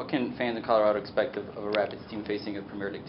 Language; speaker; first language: English; native; English